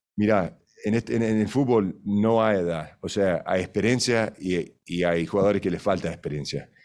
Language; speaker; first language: Spanish; early bilingual, heritage; Spanish